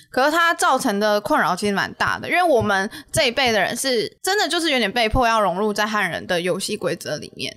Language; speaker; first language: Chinese; native; Chinese